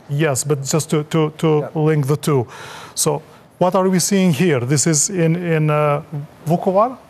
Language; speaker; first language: English; non-native, fluent; Albanian